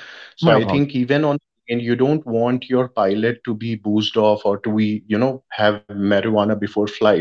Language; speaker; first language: English; non-native, local second language; Hindi